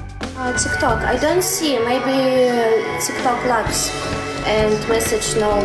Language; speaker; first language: English; non-native, learner; Russian